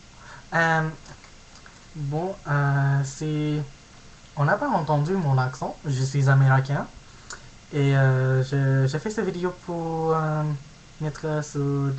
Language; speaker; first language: French; non-native, learner; English